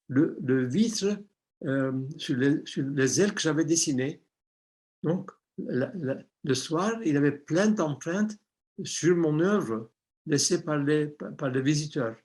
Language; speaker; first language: French; non-native, fluent; Armenian